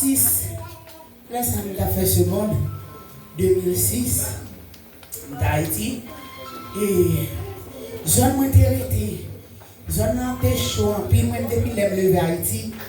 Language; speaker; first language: French; non-native, local second language; Haitian Creole